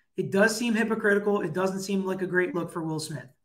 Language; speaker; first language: English; native; English